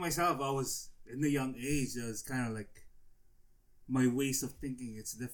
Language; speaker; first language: English; non-native, local second language; Filipino